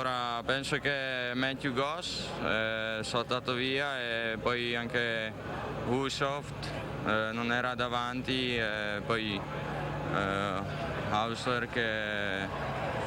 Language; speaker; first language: Italian; non-native, learner; Slovak